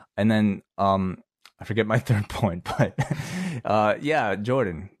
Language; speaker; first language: English; non-native, local second language; Cantonese